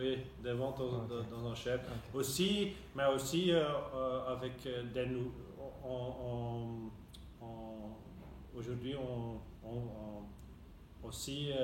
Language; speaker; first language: French; non-native, local second language; Dutch